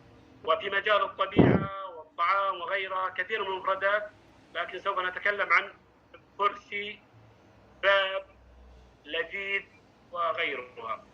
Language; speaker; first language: Arabic; non-native, fluent; Indonesian